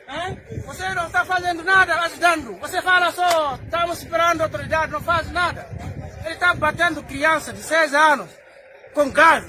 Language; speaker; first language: Portuguese; non-native, learner; Haitian Creole